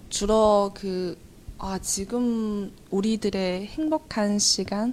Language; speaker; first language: Korean; non-native, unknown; Chinese